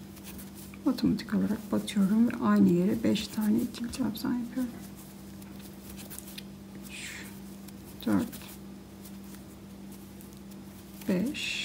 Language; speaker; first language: Turkish; native; Turkish